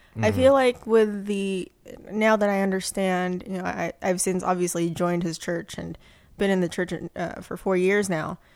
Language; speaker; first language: English; non-native, local second language; Filipino